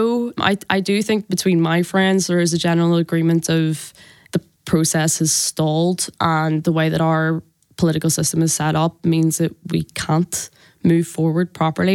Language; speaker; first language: English; native; English